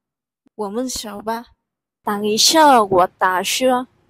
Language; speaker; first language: Chinese; non-native, fluent; Vietnamese